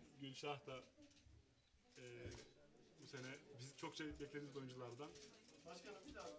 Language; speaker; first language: Turkish; native; Turkish